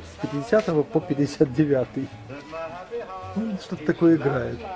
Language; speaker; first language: Russian; native; Russian